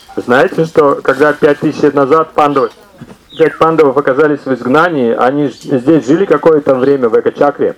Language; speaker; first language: Russian; native; Russian